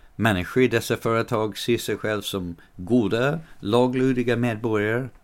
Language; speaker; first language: Swedish; non-native, fluent; English